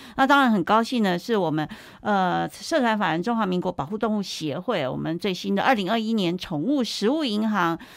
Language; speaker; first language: Chinese; native; Chinese